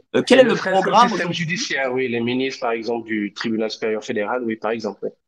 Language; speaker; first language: French; native; French